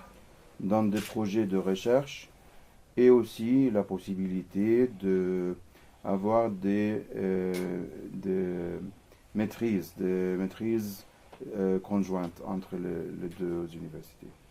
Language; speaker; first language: French; non-native, fluent; Arabic